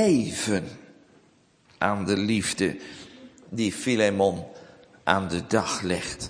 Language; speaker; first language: Dutch; native; Dutch